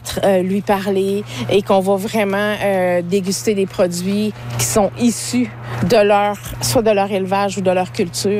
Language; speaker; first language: French; native; French